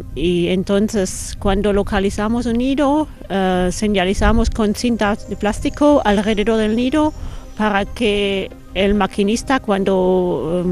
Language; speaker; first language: Spanish; non-native, fluent; German